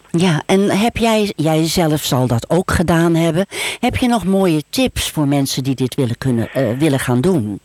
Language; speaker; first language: Dutch; native; Dutch